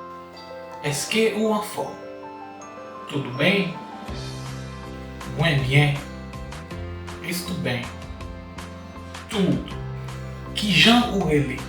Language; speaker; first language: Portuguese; non-native, learner; Haitian Creole